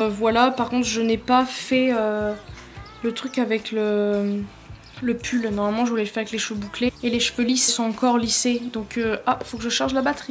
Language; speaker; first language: French; native; French